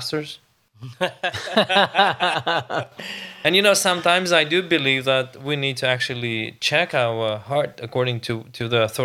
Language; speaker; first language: English; non-native, fluent; Ukrainian